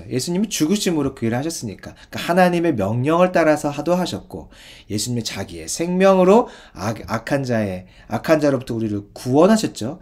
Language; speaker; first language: Korean; native; Korean